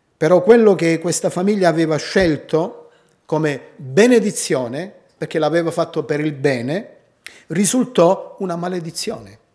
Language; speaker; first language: Italian; native; Italian